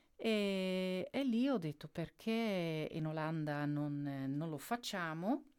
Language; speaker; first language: Italian; non-native, fluent; Dutch